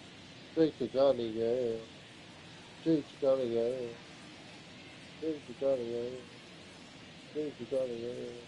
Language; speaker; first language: Korean; non-native, learner; English